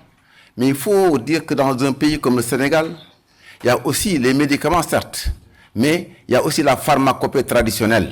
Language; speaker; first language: French; non-native, local second language; Wolof